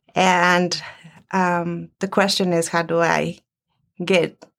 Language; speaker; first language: English; early bilingual, other home language; Spanish